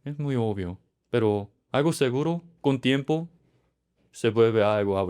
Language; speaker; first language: Spanish; non-native, learner; Korean